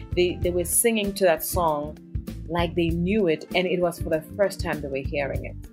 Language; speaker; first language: English; non-native, local second language; Northern Sotho